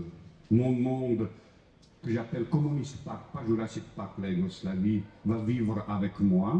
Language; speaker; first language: French; non-native, fluent; Croatian